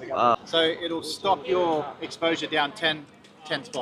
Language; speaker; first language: English; native; English